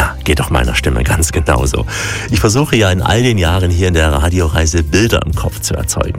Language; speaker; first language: German; native; German